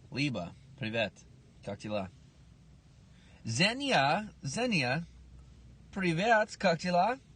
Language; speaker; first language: Russian; non-native, learner; English